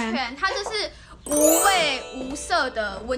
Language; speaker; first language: Chinese; native; Chinese